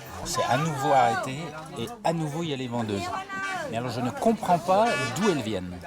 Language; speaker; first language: French; native; French